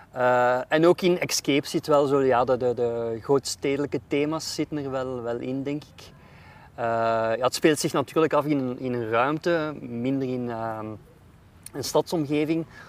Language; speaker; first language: Dutch; native; Dutch